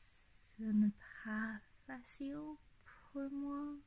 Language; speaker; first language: French; non-native, learner; English